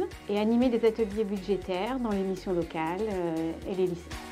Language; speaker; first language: French; native; French